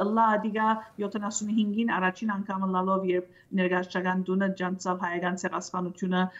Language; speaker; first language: Armenian; early bilingual, heritage; Armenian